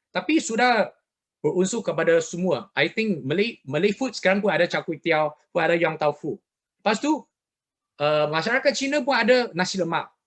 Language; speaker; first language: Malay; non-native, local second language; Chinese